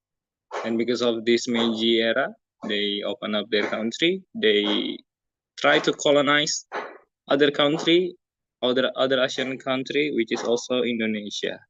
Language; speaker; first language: English; non-native, learner; Indonesian